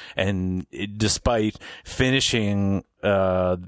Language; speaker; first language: English; native; English